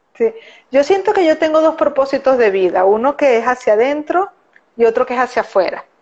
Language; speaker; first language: Spanish; native; Spanish